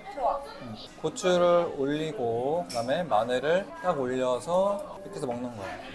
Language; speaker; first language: Korean; native; Korean